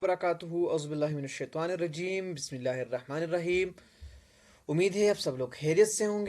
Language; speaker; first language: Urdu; non-native, local second language; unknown